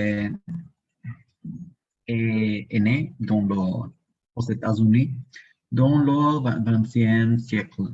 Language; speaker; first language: French; non-native, learner; Spanish